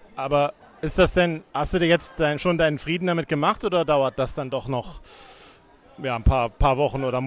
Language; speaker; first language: German; native; German